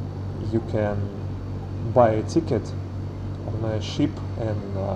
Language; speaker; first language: English; non-native, learner; Russian